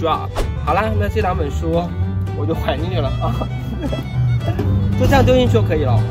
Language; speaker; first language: Chinese; native; Chinese